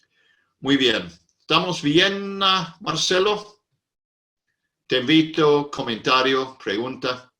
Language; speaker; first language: Spanish; non-native, fluent; English